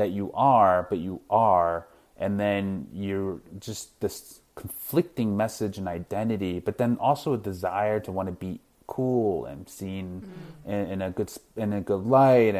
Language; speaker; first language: English; native; English